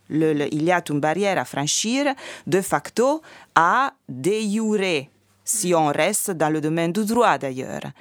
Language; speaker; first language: French; non-native, fluent; Italian